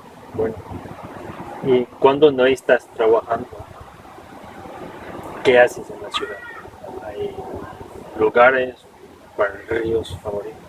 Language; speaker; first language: Spanish; non-native, fluent; English